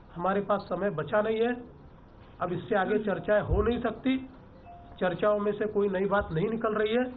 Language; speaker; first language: Hindi; non-native, local second language; Marathi